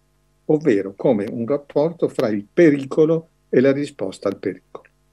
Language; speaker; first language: Italian; native; Italian